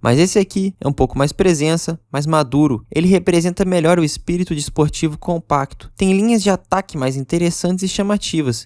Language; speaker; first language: Portuguese; native; Portuguese